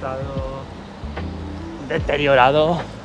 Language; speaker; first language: Spanish; native; Spanish